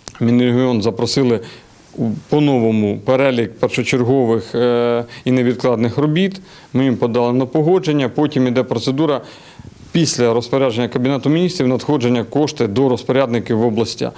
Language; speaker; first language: Ukrainian; non-native, local second language; Russian